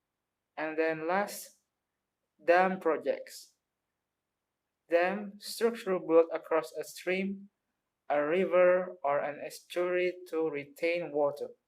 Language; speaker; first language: English; non-native, learner; Indonesian